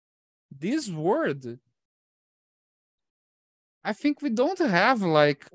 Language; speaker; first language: English; non-native, fluent; Portuguese